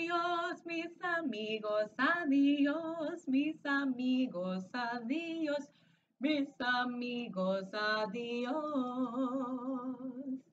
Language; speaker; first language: Spanish; non-native, fluent; English